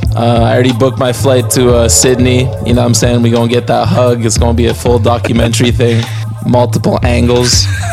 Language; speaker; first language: English; native; English